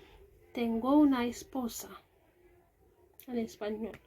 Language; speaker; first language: Spanish; non-native, local second language; Haitian Creole